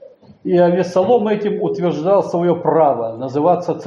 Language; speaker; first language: Polish; non-native, learner; Russian